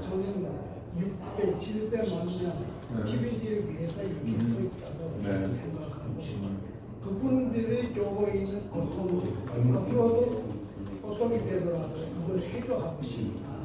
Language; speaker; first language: Korean; non-native, learner; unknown